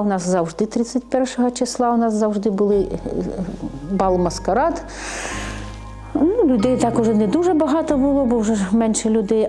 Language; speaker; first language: Ukrainian; native; Ukrainian